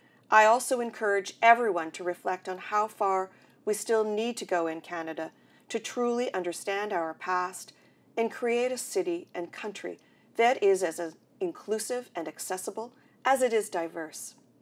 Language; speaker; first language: English; native; English